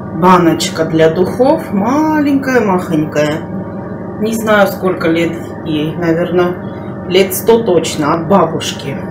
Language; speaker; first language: Russian; non-native, local second language; Armenian